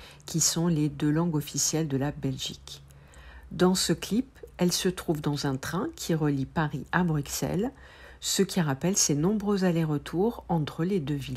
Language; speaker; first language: French; native; French